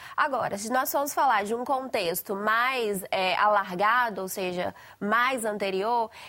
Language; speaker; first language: Portuguese; native; Portuguese